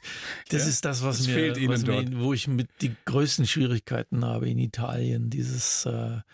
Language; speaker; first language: German; native; German